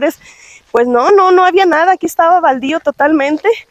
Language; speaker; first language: Spanish; native; Spanish